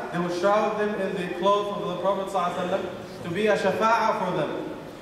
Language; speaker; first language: English; non-native, fluent; Arabic